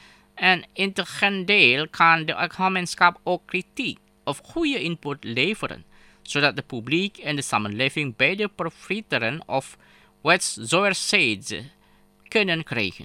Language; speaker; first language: Dutch; non-native, fluent; Indonesian